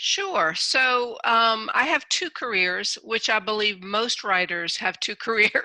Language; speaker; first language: English; native; English